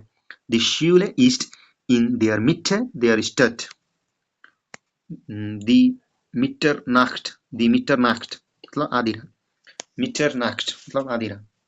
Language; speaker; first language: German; non-native, learner; Hindi